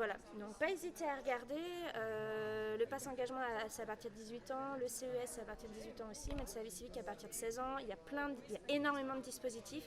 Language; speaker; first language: French; native; French